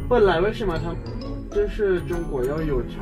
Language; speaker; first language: Chinese; native; Chinese